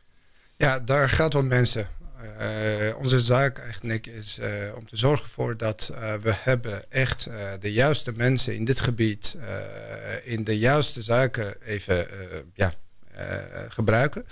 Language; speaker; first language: Dutch; non-native, fluent; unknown